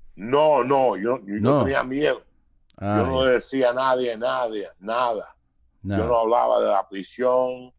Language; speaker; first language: Spanish; early bilingual, heritage; Spanish